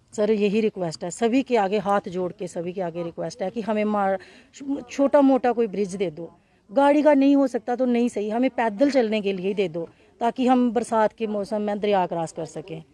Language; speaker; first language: Hindi; native; Hindi